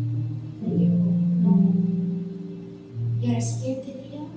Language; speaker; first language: Spanish; early bilingual, heritage; Spanish